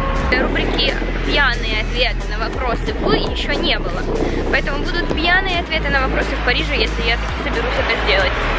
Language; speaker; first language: Russian; native; Russian